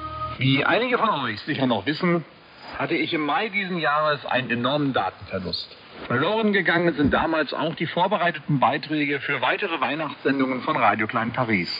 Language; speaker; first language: German; native; German